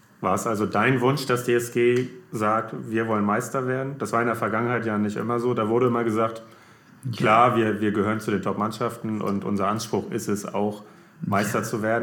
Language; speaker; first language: German; native; German